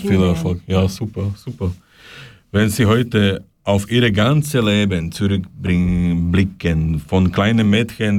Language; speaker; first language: German; non-native, learner; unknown